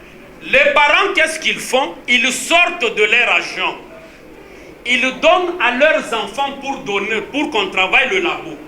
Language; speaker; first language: French; non-native, local second language; Lingala